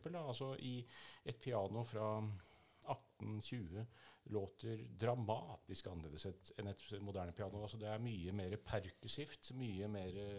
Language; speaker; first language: Norwegian; native; Norwegian